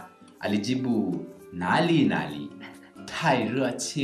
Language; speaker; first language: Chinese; non-native, learner; Swahili